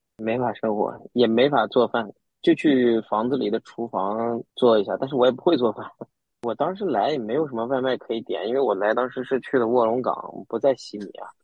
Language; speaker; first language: Chinese; native; Chinese